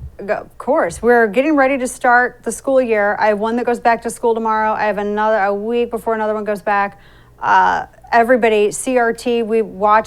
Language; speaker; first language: English; native; English